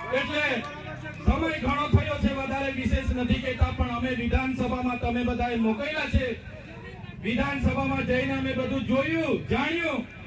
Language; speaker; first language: Gujarati; non-native, local second language; Vasavi